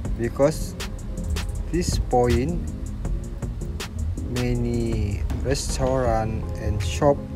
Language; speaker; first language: English; non-native, learner; Indonesian